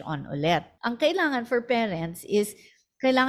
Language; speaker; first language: English; non-native, local second language; Filipino